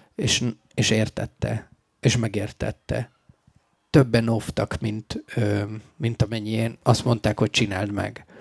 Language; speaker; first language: Hungarian; native; Hungarian